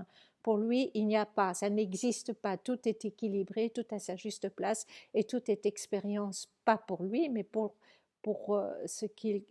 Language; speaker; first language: French; native; French